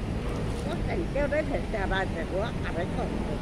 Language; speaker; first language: Chinese; native; Chinese